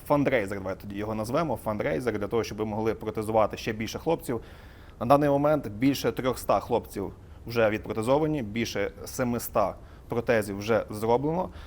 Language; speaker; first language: Ukrainian; native; Ukrainian